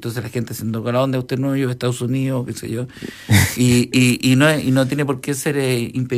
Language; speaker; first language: Spanish; native; Spanish